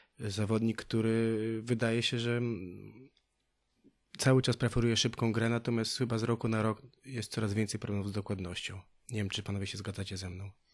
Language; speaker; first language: Polish; native; Polish